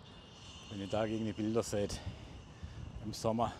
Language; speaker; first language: German; native; German